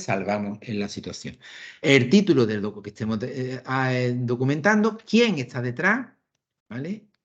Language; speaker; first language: Spanish; native; Spanish